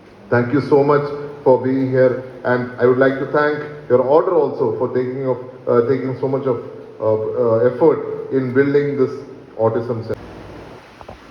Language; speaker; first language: English; non-native, local second language; Malayalam